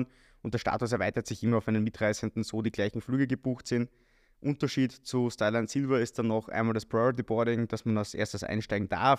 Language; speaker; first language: German; native; German